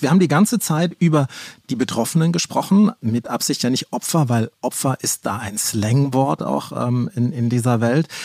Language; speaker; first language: German; native; German